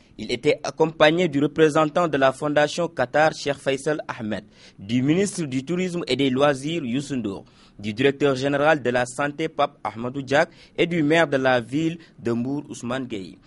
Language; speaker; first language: French; non-native, local second language; Wolof